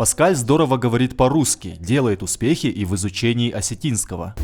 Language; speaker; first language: Russian; native; Russian